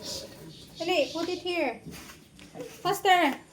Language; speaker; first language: English; non-native, local second language; Filipino